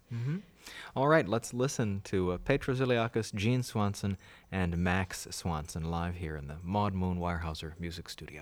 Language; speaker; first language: English; native; English